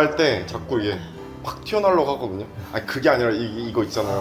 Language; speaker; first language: Korean; native; Korean